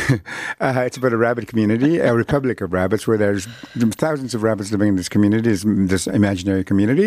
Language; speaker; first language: English; non-native, fluent; Cree